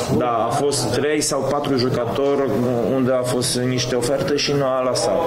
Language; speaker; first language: Romanian; non-native, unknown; Polish